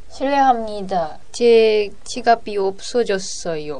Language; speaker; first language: Korean; non-native, learner; Japanese